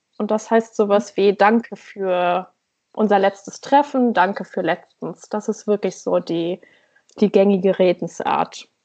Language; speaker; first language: German; native; German